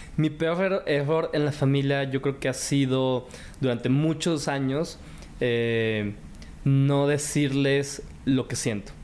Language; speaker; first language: Spanish; early bilingual, other home language; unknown